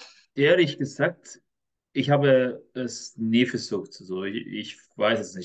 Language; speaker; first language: German; non-native, fluent; Spanish